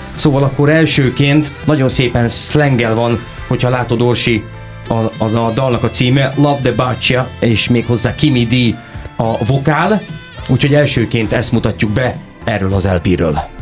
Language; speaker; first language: Hungarian; native; Hungarian